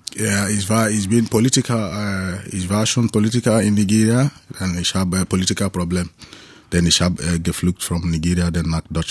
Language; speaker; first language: German; non-native, learner; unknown